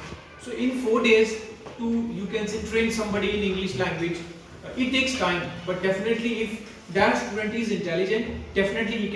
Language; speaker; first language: English; non-native, local second language; Hindi